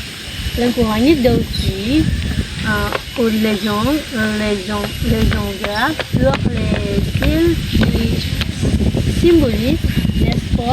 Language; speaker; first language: French; non-native, learner; Indonesian